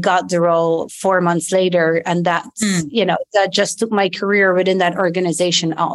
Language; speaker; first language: English; non-native, fluent; Dutch